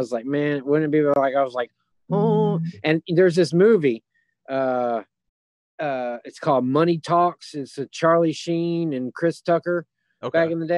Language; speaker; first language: English; native; English